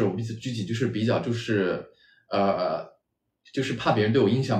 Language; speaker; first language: Chinese; native; Chinese